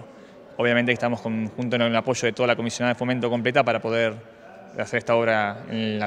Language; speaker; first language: Spanish; native; Spanish